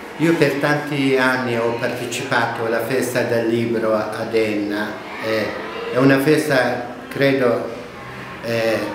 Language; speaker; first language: Italian; non-native, fluent; Kurdish